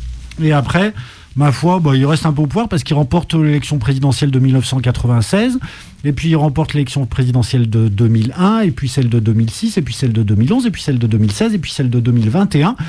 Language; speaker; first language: French; native; French